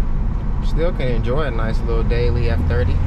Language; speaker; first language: English; native; English